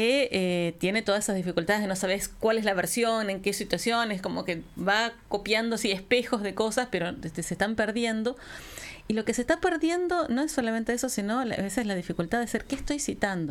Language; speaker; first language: Spanish; native; Spanish